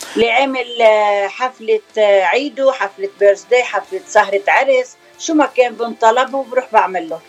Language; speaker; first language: Arabic; native; Arabic